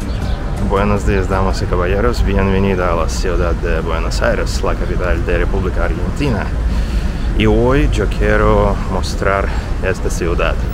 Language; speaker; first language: Spanish; non-native, learner; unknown